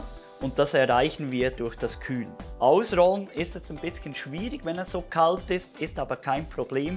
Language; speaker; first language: German; native; German